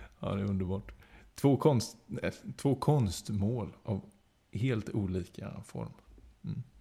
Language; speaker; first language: Swedish; native; Swedish